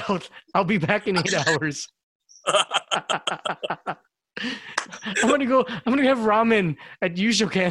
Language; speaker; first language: English; non-native, local second language; Filipino